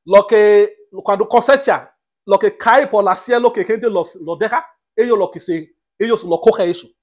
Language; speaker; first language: Spanish; non-native, learner; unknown